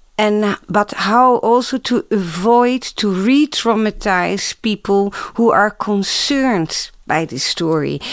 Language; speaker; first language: English; non-native, fluent; Dutch